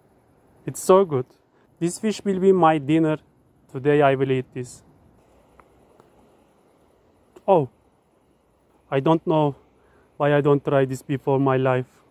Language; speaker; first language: English; non-native, learner; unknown